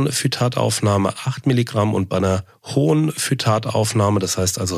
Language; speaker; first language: German; native; German